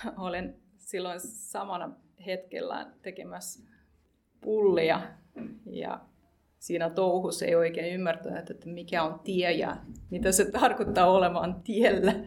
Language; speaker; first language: Finnish; non-native, fluent; Russian